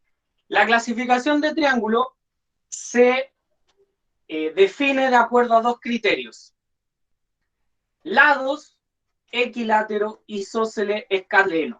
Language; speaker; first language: Spanish; native; Spanish